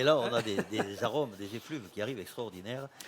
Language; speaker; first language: French; native; French